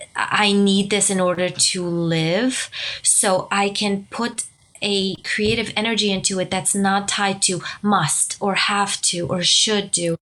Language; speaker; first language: English; non-native, fluent; Romanian